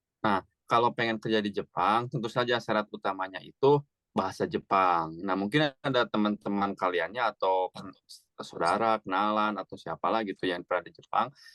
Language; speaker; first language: Indonesian; native; Indonesian